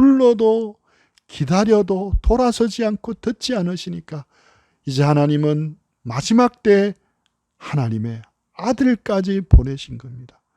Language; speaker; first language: Korean; native; Korean